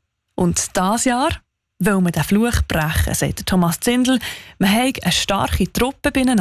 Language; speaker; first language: German; native; German